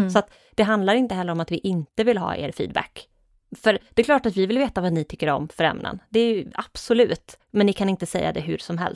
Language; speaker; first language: Swedish; native; Swedish